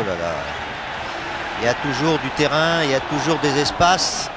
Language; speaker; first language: French; native; French